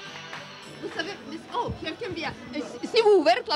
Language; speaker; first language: French; non-native, learner; Serbian